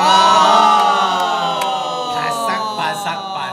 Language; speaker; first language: Korean; non-native, fluent; Vietnamese